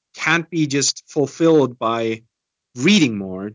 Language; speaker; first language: English; non-native, fluent; Estonian